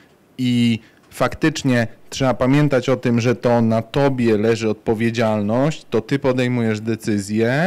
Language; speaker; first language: Polish; native; Polish